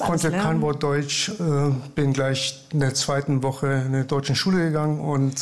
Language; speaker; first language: German; early bilingual, other home language; Persian